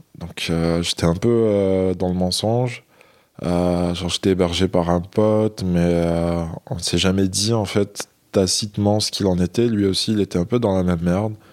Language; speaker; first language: French; non-native, local second language; Arabic